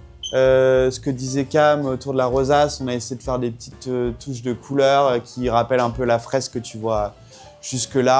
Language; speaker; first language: French; native; French